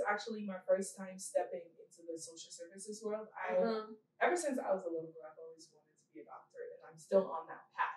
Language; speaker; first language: English; early bilingual, other home language; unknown